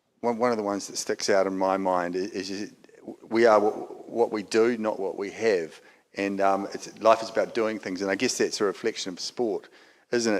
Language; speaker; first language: English; native; English